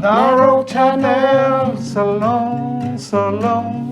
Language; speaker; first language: English; non-native, learner; French